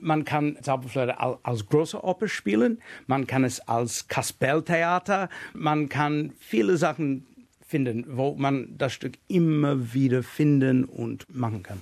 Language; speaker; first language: German; non-native, fluent; English